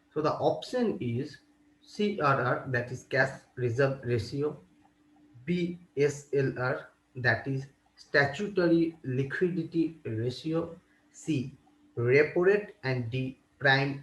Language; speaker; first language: English; non-native, local second language; Bangla